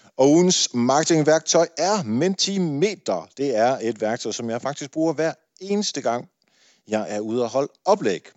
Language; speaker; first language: Danish; early bilingual, other home language; Dutch